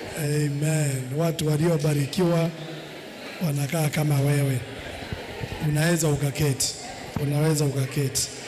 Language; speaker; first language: Swahili; non-native, local second language; Gusii